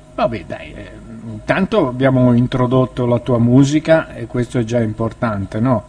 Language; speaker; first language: Italian; native; Italian